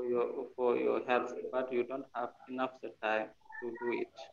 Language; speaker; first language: English; non-native, learner; French